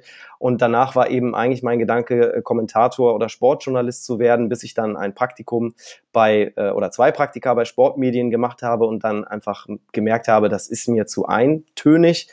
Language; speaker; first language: German; native; German